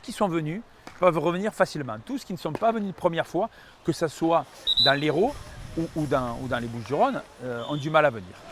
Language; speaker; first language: French; native; French